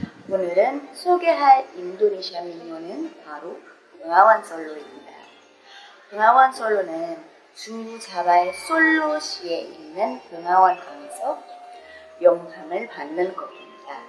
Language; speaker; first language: Korean; non-native, fluent; Indonesian